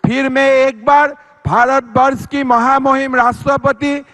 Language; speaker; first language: Hindi; non-native, local second language; Assamese